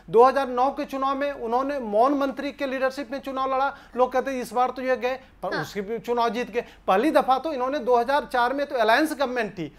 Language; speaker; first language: Hindi; native; Hindi